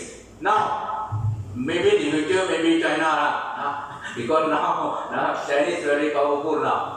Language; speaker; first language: English; non-native, learner; Thai